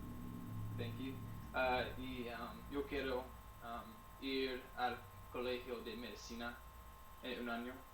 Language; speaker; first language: Spanish; non-native, learner; English